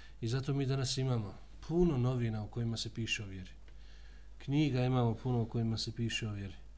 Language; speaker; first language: Bosnian; native; Bosnian